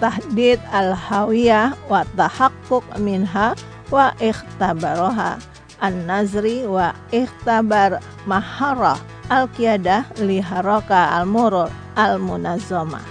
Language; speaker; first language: Arabic; non-native, learner; Indonesian